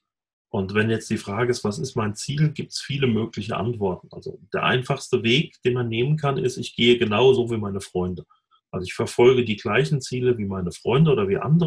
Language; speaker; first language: German; native; German